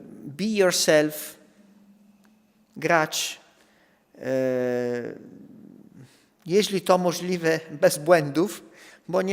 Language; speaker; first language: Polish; non-native, fluent; Italian